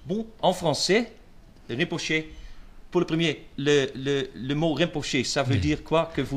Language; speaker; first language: French; non-native, learner; Dutch